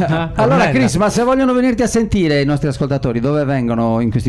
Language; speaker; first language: Italian; native; Italian